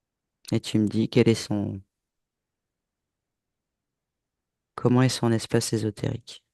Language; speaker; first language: French; native; French